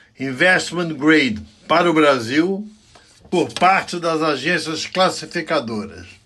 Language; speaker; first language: Portuguese; native; Portuguese